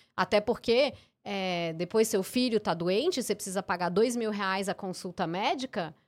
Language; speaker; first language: Portuguese; early bilingual, heritage; English